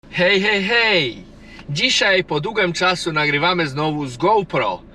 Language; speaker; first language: Polish; non-native, learner; Croatian